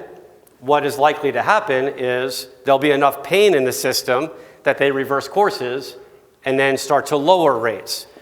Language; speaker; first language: English; native; English